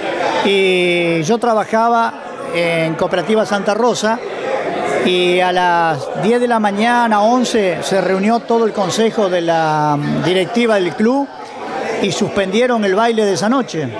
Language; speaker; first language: Spanish; native; Spanish